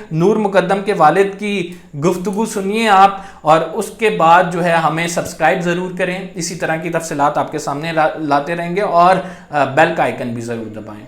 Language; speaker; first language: Urdu; native; Urdu